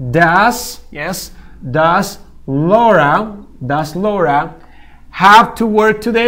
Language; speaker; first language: English; non-native, fluent; Spanish